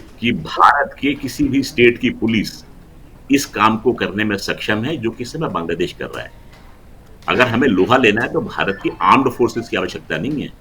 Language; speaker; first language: Hindi; non-native, local second language; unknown